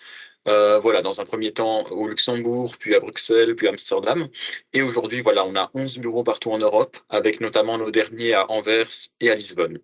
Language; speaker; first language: French; native; French